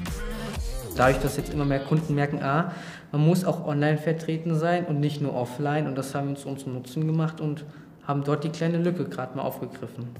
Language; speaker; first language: German; native; German